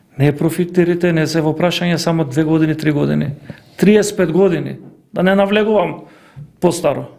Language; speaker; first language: Macedonian; non-native, local second language; Turkish